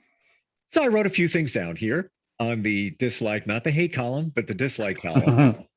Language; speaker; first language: English; native; English